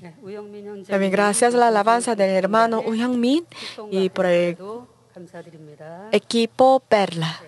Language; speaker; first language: Spanish; non-native, learner; Korean